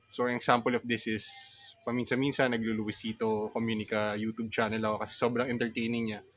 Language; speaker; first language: Filipino; native; Filipino